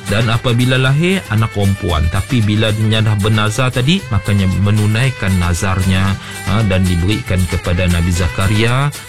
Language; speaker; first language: Malay; native; Malay